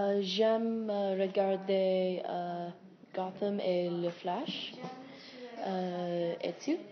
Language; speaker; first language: French; non-native, learner; English